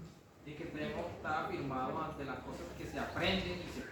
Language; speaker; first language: Spanish; native; Spanish